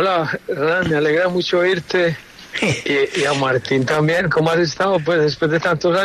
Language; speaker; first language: Spanish; native; Spanish